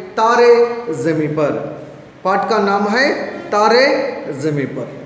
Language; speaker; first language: Hindi; non-native, local second language; Telugu